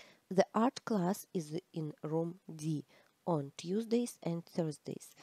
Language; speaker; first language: English; non-native, fluent; Russian